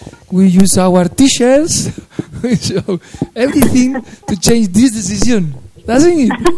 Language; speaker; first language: English; non-native, learner; Spanish